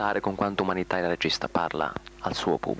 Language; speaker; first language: Italian; native; Italian